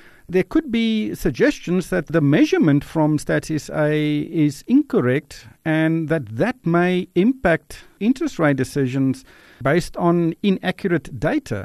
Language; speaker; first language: English; non-native, local second language; Afrikaans